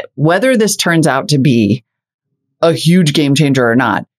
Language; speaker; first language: English; native; English